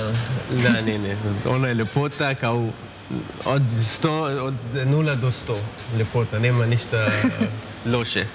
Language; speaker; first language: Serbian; non-native, learner; Arabic